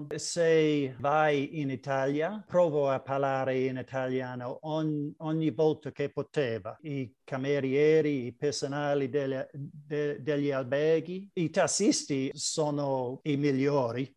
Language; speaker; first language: Italian; non-native, learner; English